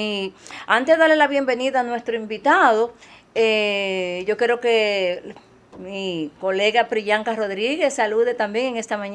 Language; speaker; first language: Spanish; native; Spanish